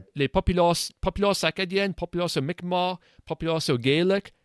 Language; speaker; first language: French; native; French